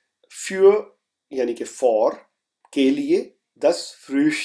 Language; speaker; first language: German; non-native, fluent; Urdu